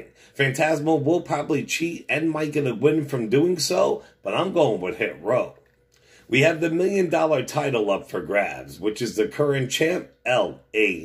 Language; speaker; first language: English; native; English